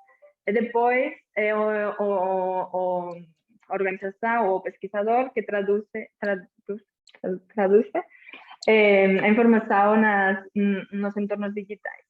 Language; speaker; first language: Portuguese; non-native, fluent; Catalan